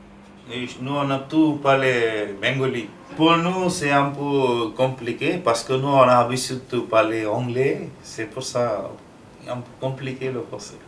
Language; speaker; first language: French; non-native, learner; Bangla